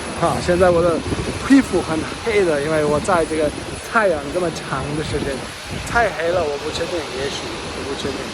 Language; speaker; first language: Chinese; non-native, learner; English